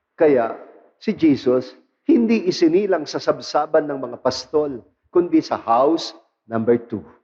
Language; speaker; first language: Filipino; non-native, local second language; Pampanga